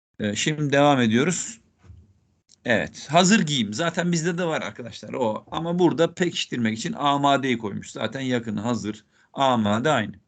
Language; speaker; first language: Turkish; native; Turkish